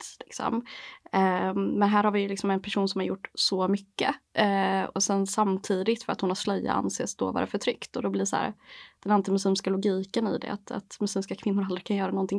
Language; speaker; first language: Swedish; native; Swedish